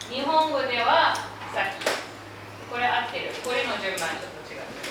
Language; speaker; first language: Japanese; non-native, fluent; English